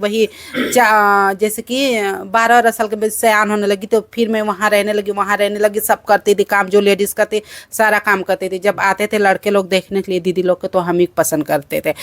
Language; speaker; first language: Hindi; early bilingual, other home language; Bangla